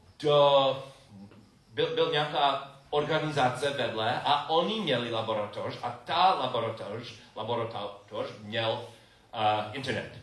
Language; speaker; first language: Czech; non-native, learner; English